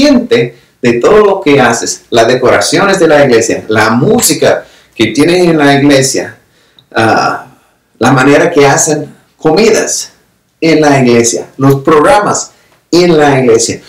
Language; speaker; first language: Spanish; non-native, fluent; English